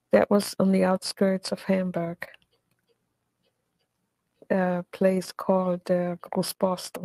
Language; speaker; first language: English; non-native, fluent; German